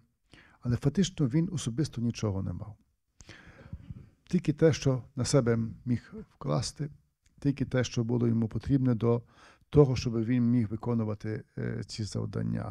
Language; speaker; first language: Ukrainian; native; Ukrainian